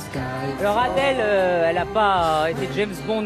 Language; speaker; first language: French; native; French